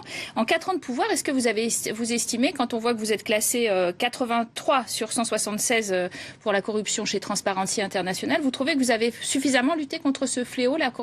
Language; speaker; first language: French; native; French